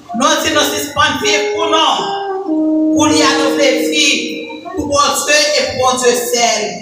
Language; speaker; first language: French; non-native, local second language; Haitian Creole